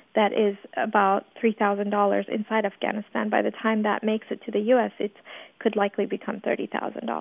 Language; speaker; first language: English; early bilingual, other home language; Persian